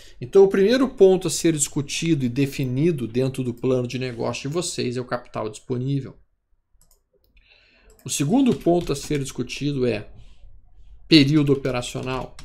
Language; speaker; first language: Portuguese; native; Portuguese